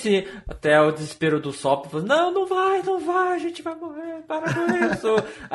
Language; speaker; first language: Portuguese; native; Portuguese